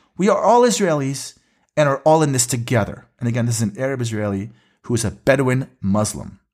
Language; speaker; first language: English; early bilingual, other home language; Hebrew